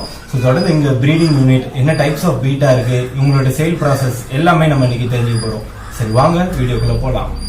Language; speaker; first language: Tamil; native; Tamil